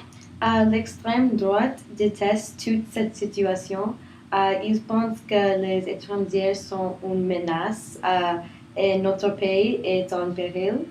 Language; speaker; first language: French; non-native, learner; English